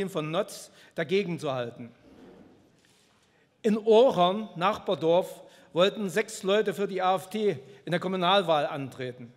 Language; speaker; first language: German; native; German